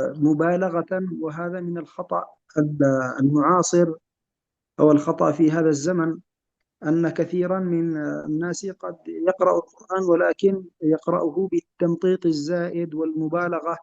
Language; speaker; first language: Arabic; native; Arabic